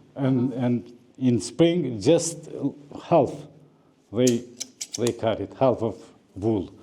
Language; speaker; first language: English; non-native, learner; Albanian